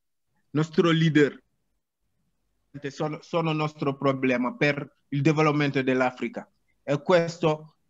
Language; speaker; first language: Italian; non-native, learner; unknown